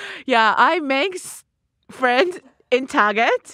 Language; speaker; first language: English; non-native, learner; Japanese